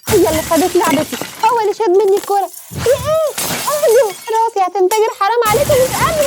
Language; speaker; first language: Arabic; native; Arabic